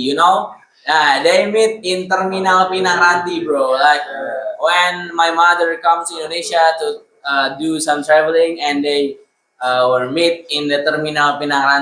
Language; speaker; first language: English; non-native, learner; Indonesian